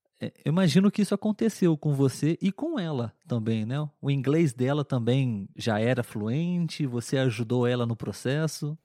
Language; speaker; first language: Portuguese; native; Portuguese